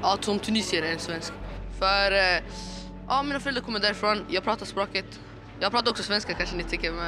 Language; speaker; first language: Swedish; early bilingual, other home language; Arabic